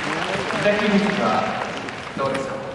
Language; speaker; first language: Japanese; native; Japanese